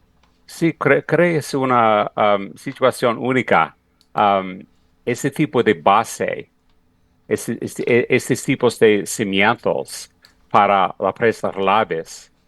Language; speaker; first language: Spanish; non-native, fluent; English